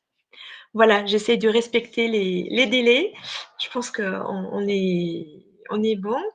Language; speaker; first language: French; native; French